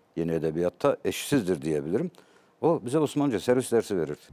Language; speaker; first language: Turkish; native; Turkish